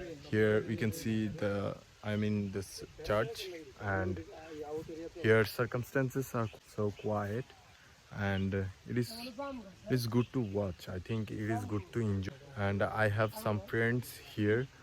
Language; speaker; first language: English; non-native, local second language; Bangla